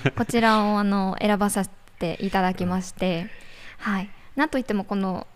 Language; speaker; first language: Japanese; native; Japanese